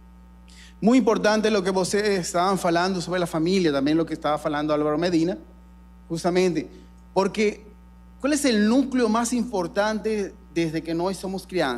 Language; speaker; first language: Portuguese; non-native, learner; Spanish